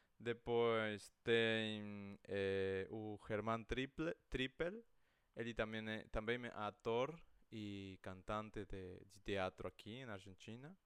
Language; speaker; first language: Portuguese; non-native, fluent; Spanish